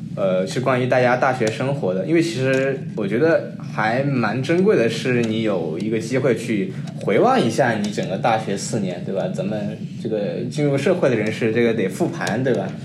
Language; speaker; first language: Chinese; native; Chinese